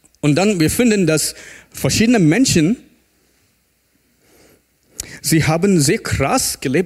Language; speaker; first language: German; non-native, fluent; English